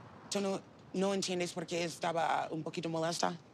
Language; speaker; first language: Spanish; non-native, learner; English